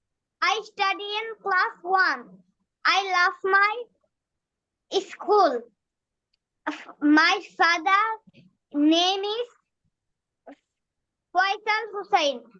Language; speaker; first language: English; non-native, learner; Bangla